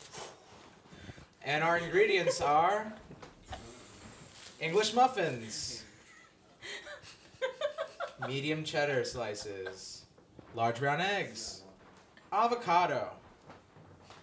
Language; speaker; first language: English; non-native, local second language; Filipino